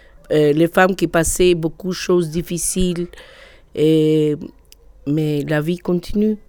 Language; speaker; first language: French; non-native, learner; Albanian